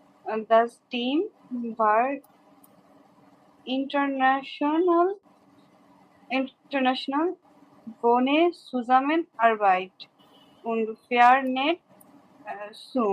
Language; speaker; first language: German; non-native, learner; Bangla